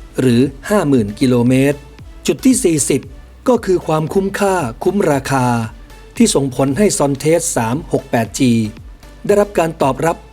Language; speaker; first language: Thai; native; Thai